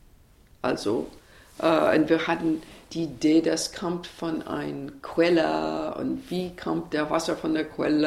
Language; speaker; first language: German; non-native, learner; English